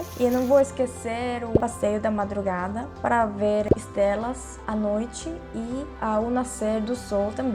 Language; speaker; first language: Portuguese; non-native, fluent; Korean